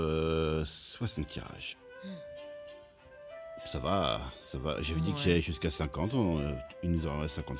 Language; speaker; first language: French; native; French